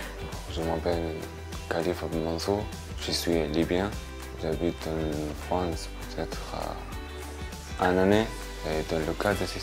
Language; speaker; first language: French; non-native, learner; Arabic